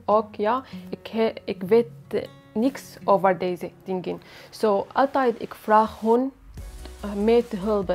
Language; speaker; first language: Dutch; non-native, learner; Arabic